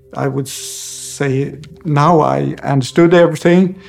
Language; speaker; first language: English; non-native, fluent; Swedish